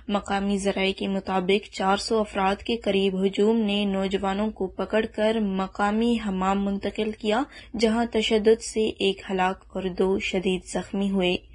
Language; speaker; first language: Urdu; non-native, local second language; Baluchi